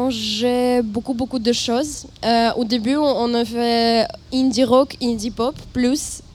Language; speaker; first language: French; non-native, learner; Ukrainian